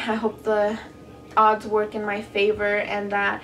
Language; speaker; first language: English; native; English